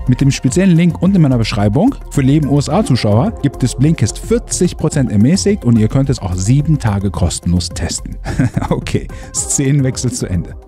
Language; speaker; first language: German; native; German